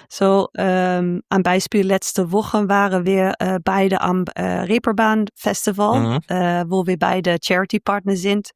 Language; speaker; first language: German; non-native, fluent; Dutch